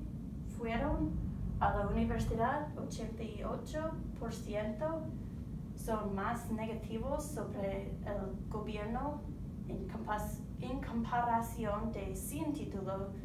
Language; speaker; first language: Spanish; non-native, learner; English